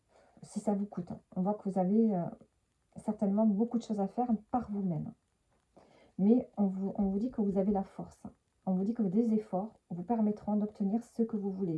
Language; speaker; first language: French; native; French